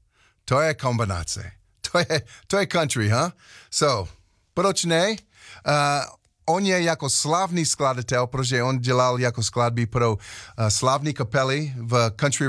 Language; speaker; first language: Czech; non-native, learner; English